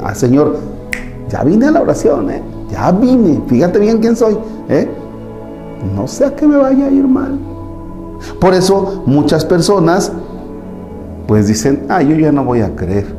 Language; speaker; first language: Spanish; native; Spanish